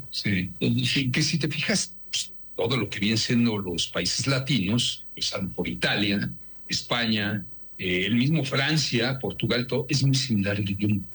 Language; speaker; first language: Spanish; native; Spanish